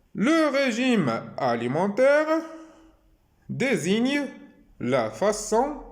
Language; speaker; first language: French; non-native, local second language; Arabic